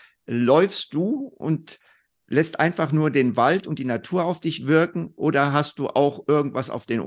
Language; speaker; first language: German; native; German